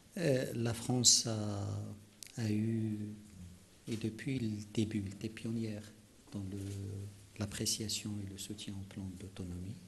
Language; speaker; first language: French; non-native, local second language; Arabic